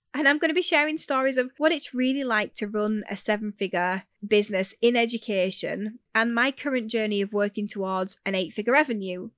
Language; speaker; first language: English; native; English